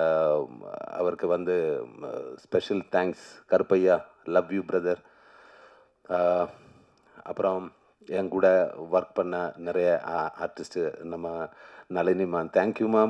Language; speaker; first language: Tamil; non-native, learner; Malayalam